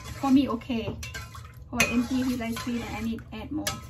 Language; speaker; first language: English; non-native, learner; Lao